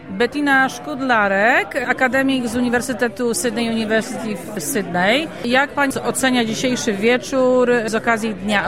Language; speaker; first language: Polish; native; Polish